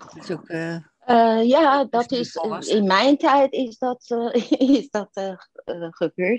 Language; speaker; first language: Dutch; non-native, fluent; Persian